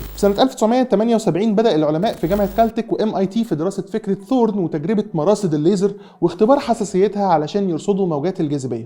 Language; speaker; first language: Arabic; native; Arabic